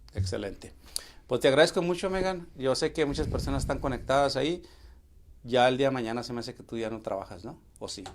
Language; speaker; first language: Spanish; native; Spanish